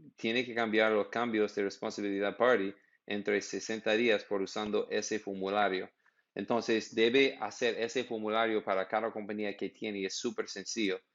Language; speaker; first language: Spanish; non-native, learner; English